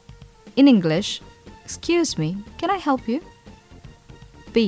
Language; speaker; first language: English; non-native, fluent; Indonesian